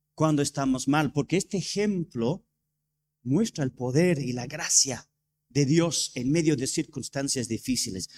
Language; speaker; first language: Spanish; non-native, fluent; English